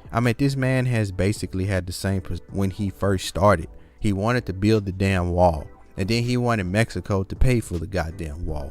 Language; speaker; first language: English; native; English